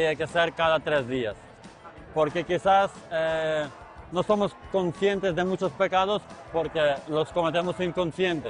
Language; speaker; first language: Spanish; non-native, fluent; Ukrainian